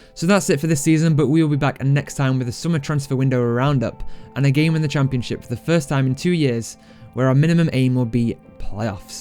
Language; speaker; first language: English; native; English